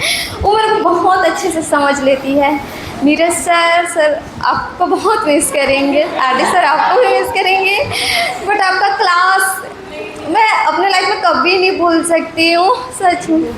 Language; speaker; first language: Hindi; native; Hindi